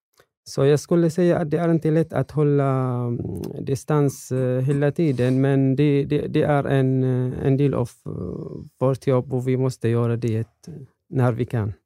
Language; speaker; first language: Swedish; non-native, fluent; Arabic